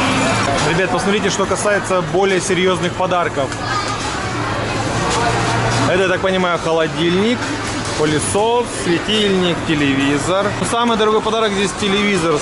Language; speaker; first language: Russian; native; Russian